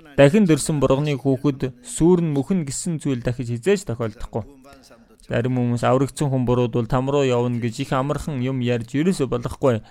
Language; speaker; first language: Mongolian; non-native, fluent; Korean